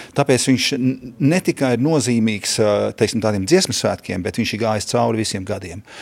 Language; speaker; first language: Latvian; early bilingual, heritage; Latvian